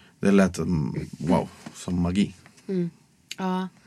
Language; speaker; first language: Swedish; non-native, fluent; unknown